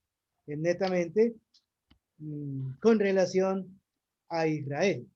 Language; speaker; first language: Spanish; native; Spanish